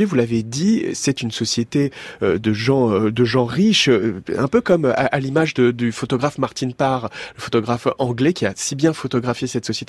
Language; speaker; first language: French; native; French